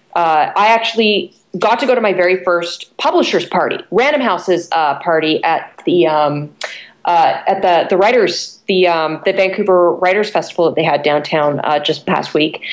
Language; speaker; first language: English; native; English